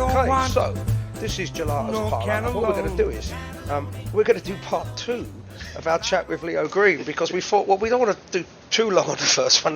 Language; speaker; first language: English; native; English